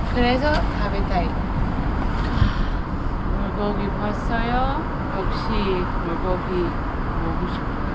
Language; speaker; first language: Korean; non-native, learner; English